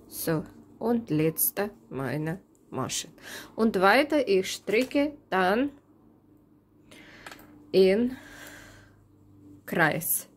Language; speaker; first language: German; non-native, fluent; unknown